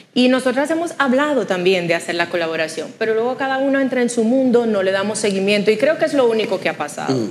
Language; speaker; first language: Spanish; non-native, fluent; Haitian Creole